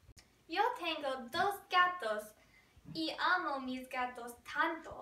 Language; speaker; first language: Spanish; non-native, learner; English